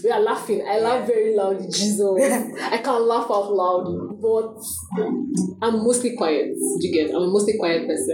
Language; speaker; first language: English; non-native, local second language; Yoruba